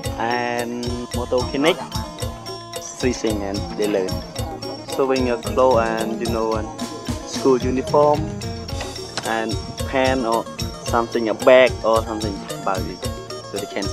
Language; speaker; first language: English; non-native, learner; Khmer